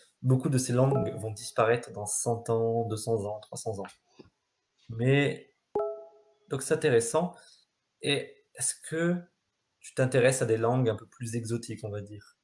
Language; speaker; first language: French; native; French